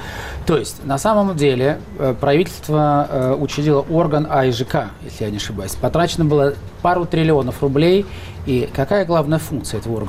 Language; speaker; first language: Russian; native; Russian